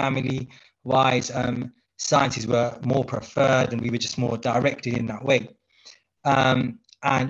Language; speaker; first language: English; native; English